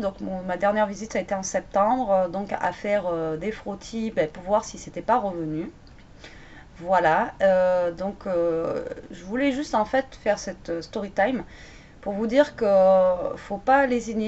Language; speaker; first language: French; native; French